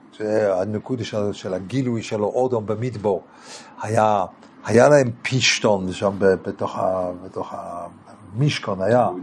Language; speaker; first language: Hebrew; non-native, fluent; English